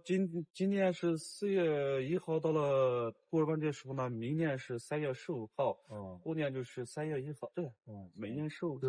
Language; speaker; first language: Chinese; non-native, local second language; Uyghur